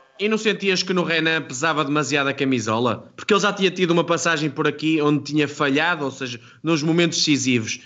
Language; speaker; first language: Portuguese; native; Portuguese